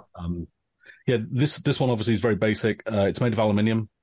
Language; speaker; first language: English; native; English